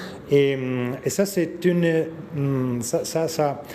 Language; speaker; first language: French; non-native, learner; Italian